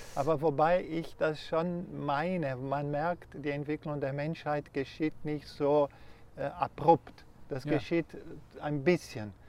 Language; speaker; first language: German; non-native, fluent; Portuguese